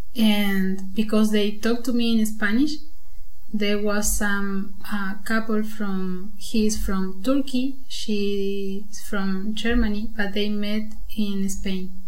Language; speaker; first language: English; non-native, learner; Spanish